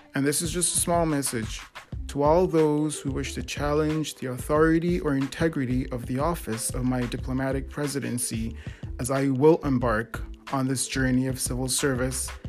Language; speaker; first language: English; native; English